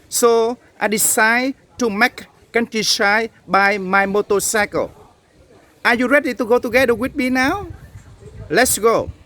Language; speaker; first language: English; non-native, learner; Vietnamese